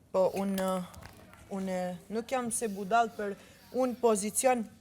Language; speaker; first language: Albanian; early bilingual, heritage; Italian